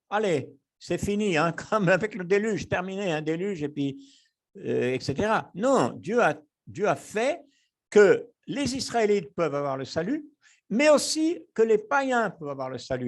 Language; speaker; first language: French; native; French